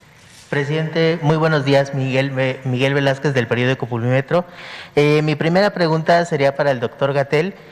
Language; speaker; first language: Spanish; native; Spanish